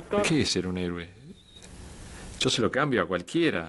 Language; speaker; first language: Spanish; native; Spanish